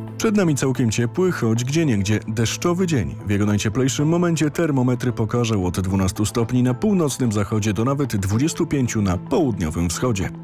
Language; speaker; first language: Polish; native; Polish